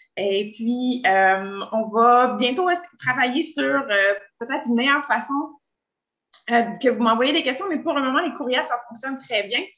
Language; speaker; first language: French; native; French